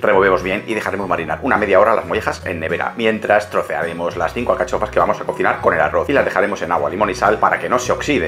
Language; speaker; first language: Spanish; native; Spanish